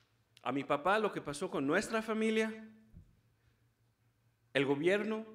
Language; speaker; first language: Spanish; early bilingual, heritage; Spanish